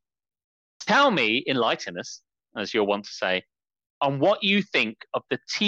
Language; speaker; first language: English; native; English